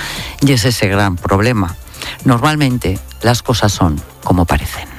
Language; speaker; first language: Spanish; native; Spanish